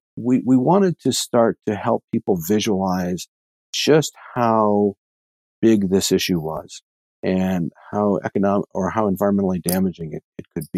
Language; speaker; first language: English; native; English